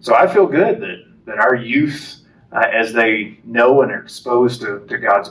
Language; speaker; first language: English; native; English